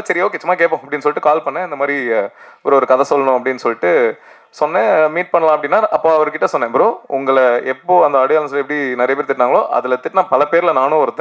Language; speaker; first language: Tamil; native; Tamil